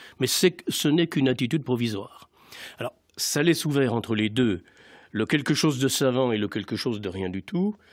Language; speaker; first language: French; native; French